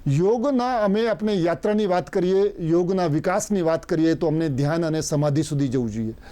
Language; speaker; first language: Gujarati; non-native, local second language; Hindi